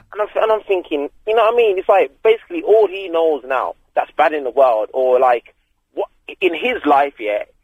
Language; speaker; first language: English; native; English